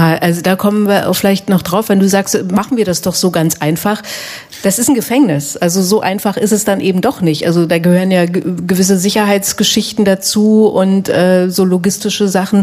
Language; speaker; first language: German; native; German